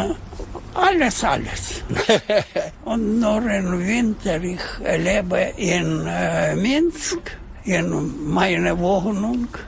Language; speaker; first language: German; non-native, learner; Russian